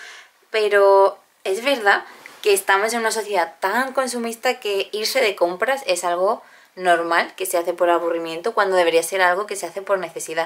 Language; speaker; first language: Spanish; native; Spanish